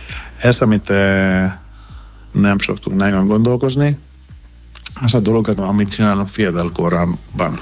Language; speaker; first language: Hungarian; non-native, fluent; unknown